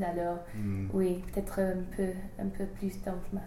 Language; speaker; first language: French; non-native, learner; English